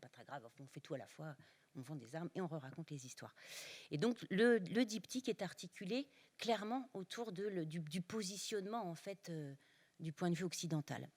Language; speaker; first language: French; native; French